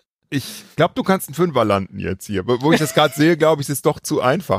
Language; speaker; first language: German; native; German